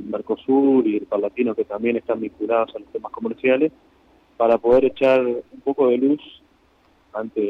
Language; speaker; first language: Spanish; native; Spanish